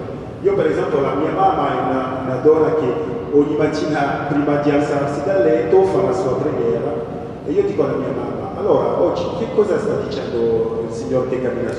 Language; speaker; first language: Italian; early bilingual, other home language; French